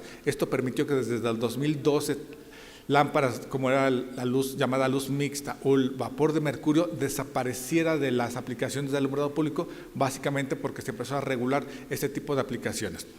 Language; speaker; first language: Spanish; native; Spanish